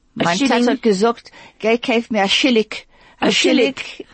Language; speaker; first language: Yiddish; early bilingual, heritage; Yiddish